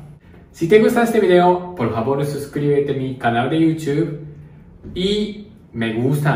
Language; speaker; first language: Spanish; non-native, learner; Japanese